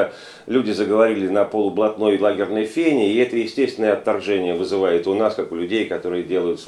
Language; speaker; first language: Russian; native; Russian